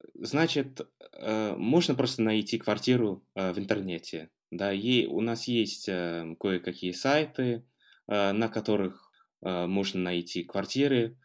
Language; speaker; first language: Russian; non-native, fluent; English